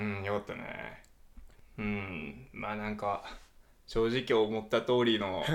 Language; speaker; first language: Japanese; native; Japanese